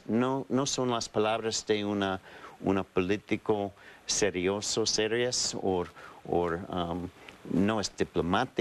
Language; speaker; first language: Spanish; non-native, fluent; English